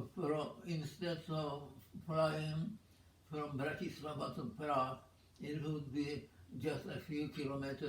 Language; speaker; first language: English; non-native, fluent; Czech